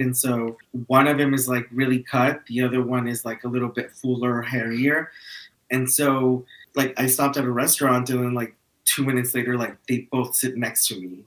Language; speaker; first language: English; early bilingual, other home language; Spanish